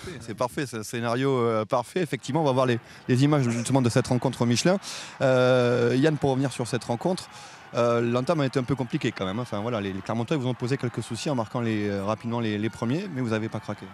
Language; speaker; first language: French; native; French